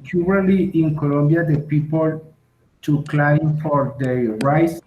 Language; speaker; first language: English; non-native, learner; Spanish